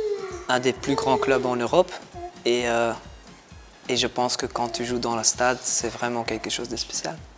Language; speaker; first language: French; non-native, local second language; Dutch